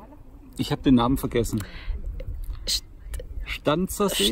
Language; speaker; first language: German; native; German